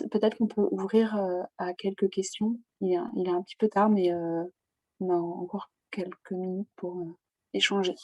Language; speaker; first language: French; native; French